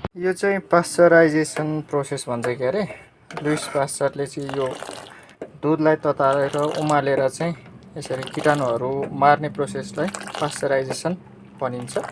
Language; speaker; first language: Nepali; non-native, local second language; Rana Tharu